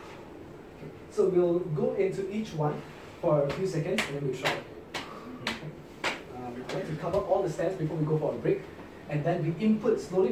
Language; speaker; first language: English; non-native, local second language; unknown